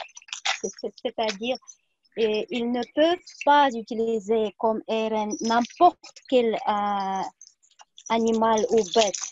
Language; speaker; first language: French; non-native, fluent; Tuvinian